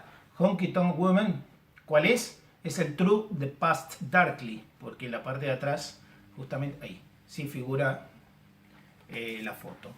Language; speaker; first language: Spanish; native; Spanish